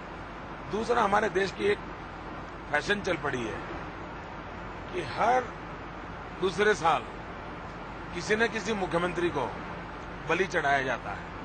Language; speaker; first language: Hindi; non-native, local second language; Gujarati